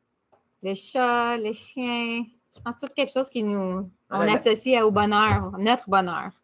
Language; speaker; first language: French; native; French